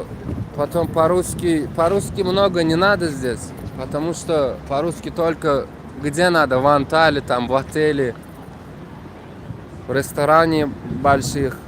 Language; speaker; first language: Russian; non-native, fluent; Turkmen